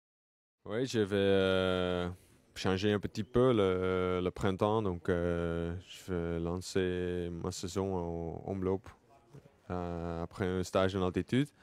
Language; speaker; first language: French; non-native, local second language; Dutch